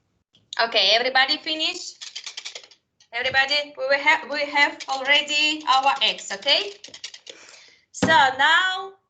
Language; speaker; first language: English; non-native, fluent; Spanish